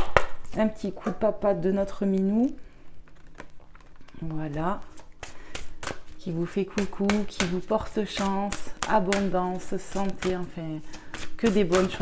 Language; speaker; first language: French; native; French